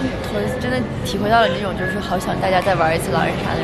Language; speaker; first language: Chinese; native; Chinese